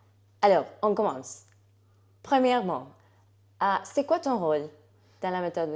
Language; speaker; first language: French; non-native, fluent; Spanish